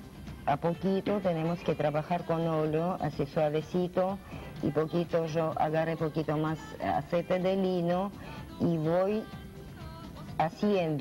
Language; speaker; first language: Spanish; non-native, learner; Russian